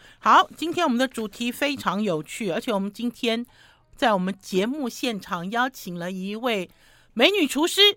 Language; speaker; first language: Chinese; native; Chinese